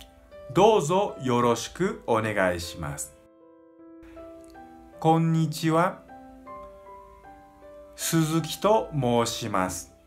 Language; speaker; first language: Japanese; native; Japanese